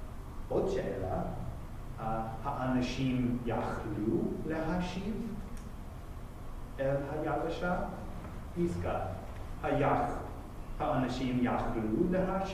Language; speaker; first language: Hebrew; non-native, fluent; English